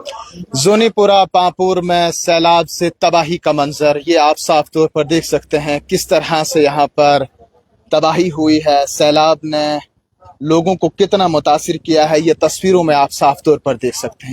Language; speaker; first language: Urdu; non-native, local second language; Kashmiri